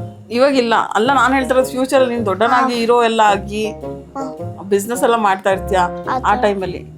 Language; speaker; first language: Kannada; native; Kannada